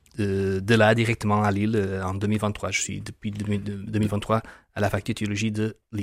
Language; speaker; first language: French; non-native, fluent; Portuguese